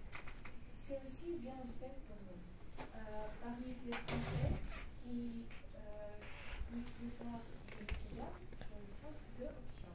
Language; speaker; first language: French; non-native, learner; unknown